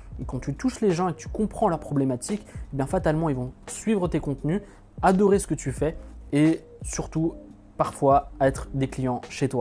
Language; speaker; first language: French; native; French